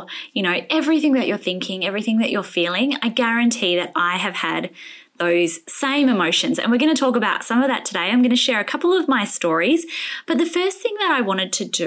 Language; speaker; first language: English; native; English